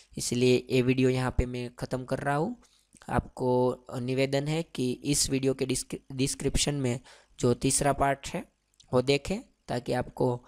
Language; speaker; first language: Hindi; non-native, local second language; Gujarati